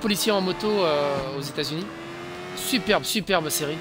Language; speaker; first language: French; native; French